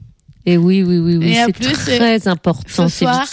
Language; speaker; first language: French; native; French